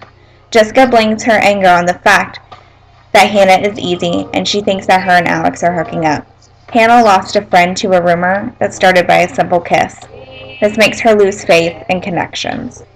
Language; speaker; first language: English; native; English